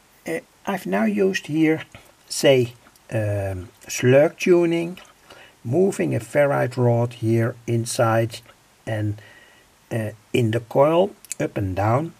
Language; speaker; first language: English; non-native, fluent; Dutch